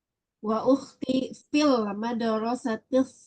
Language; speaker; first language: Arabic; non-native, learner; Indonesian